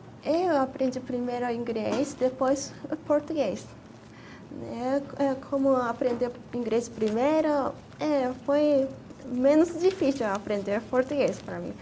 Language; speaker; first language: Portuguese; non-native, fluent; Japanese